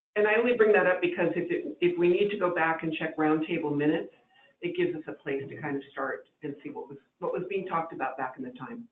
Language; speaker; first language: English; native; English